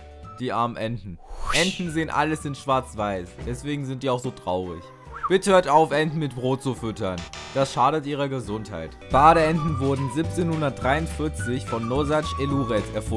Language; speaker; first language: German; native; German